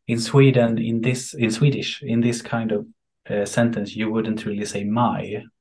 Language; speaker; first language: English; non-native, fluent; Swedish